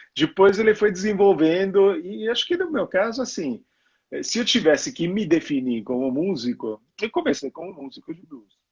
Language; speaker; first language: Portuguese; non-native, fluent; Italian